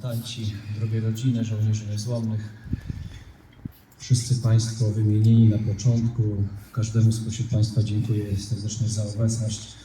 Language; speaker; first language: Polish; native; Polish